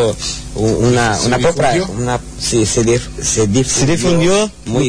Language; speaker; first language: Spanish; non-native, learner; Portuguese